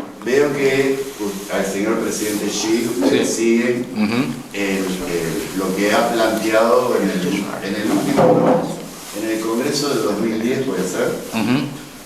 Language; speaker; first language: Spanish; native; Spanish